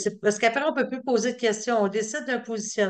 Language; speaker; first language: French; native; French